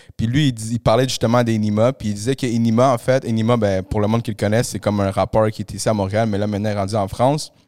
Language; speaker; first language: French; early bilingual, other home language; Spanish